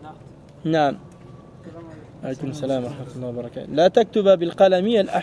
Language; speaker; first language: Arabic; non-native, fluent; French